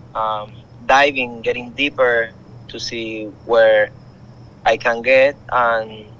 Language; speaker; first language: English; non-native, learner; Spanish